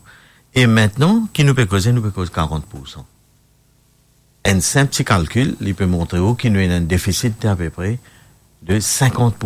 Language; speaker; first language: French; non-native, local second language; Morisyen